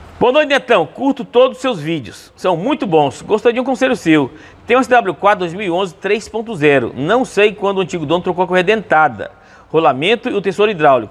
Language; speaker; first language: Portuguese; native; Portuguese